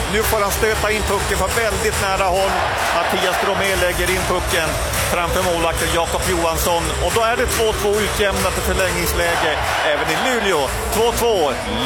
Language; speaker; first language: Swedish; native; Swedish